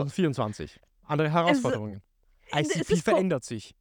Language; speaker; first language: German; native; German